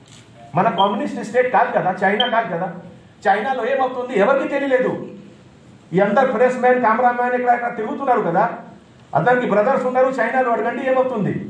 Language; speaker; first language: Telugu; non-native, fluent; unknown